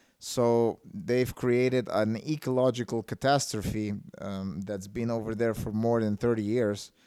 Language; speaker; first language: English; non-native, fluent; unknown